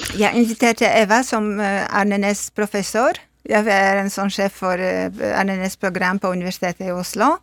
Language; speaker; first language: Norwegian; non-native, fluent; Polish